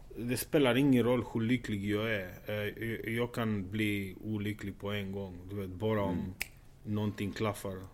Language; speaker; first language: Swedish; non-native, fluent; Romanian